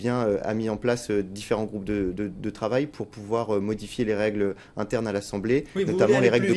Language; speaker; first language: French; native; French